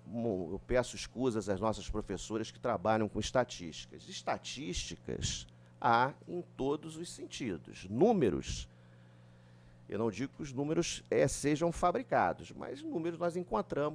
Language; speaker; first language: Portuguese; native; Portuguese